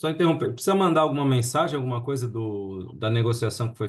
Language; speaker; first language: Portuguese; native; Portuguese